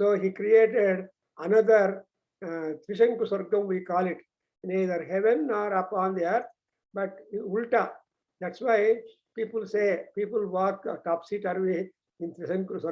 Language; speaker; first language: English; non-native, local second language; Telugu